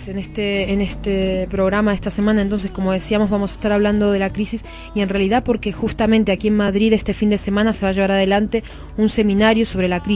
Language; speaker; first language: Spanish; native; Spanish